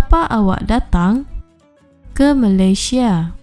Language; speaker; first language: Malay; non-native, fluent; Urdu